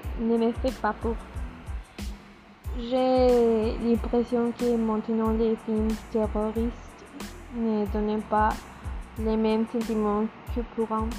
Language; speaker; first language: French; non-native, learner; Spanish